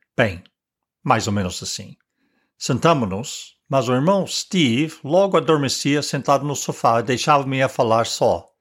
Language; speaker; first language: Portuguese; non-native, fluent; English